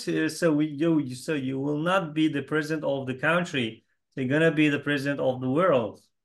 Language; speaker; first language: English; non-native, fluent; Kazakh